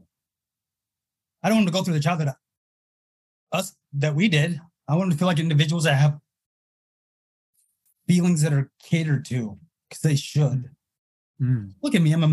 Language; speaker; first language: English; native; English